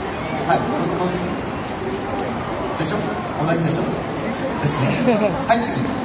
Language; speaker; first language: Japanese; non-native, learner; Korean